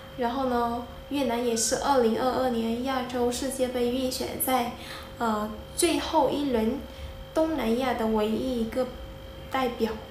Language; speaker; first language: Chinese; non-native, fluent; Vietnamese